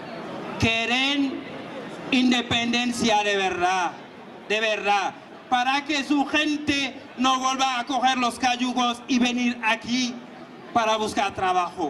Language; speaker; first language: Spanish; non-native, fluent; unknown